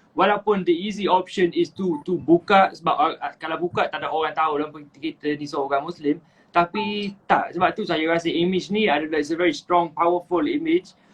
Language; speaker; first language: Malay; native; Malay